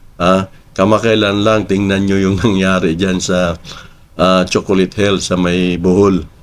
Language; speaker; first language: Filipino; native; Filipino